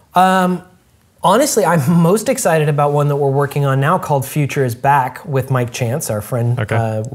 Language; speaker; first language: English; native; English